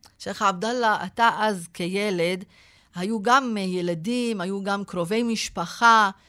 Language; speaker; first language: Hebrew; non-native, local second language; Arabic